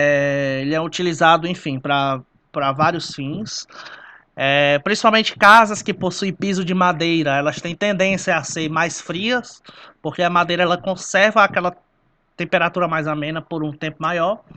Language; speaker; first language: Portuguese; native; Portuguese